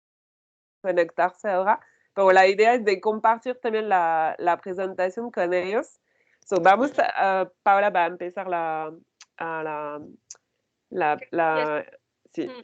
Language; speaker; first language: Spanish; non-native, learner; French